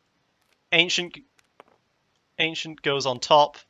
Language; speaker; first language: English; native; English